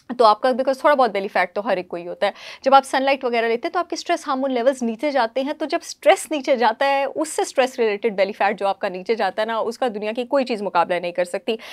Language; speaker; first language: Urdu; native; Urdu